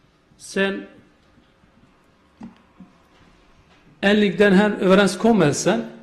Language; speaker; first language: Swedish; non-native, learner; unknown